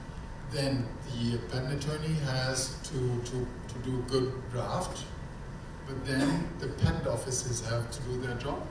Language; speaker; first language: English; non-native, fluent; German